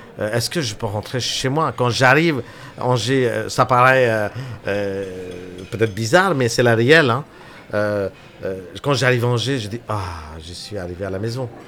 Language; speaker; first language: French; non-native, fluent; Hindi